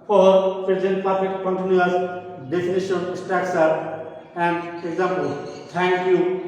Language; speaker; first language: English; non-native, local second language; Bangla